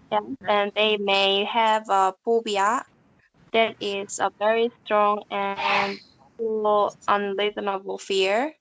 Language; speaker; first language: English; non-native, learner; Korean